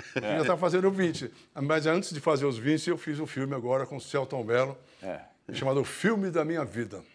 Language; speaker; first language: Portuguese; native; Portuguese